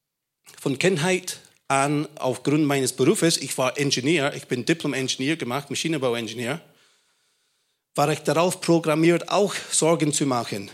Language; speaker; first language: German; non-native, fluent; English